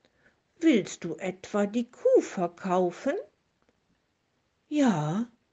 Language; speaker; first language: German; native; German